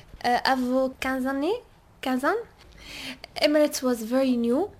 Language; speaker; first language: French; non-native, learner; Arabic